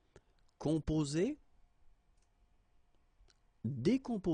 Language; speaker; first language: French; native; French